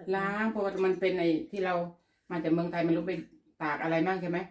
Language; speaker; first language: Thai; native; Thai